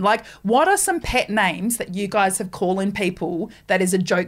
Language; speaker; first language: English; native; English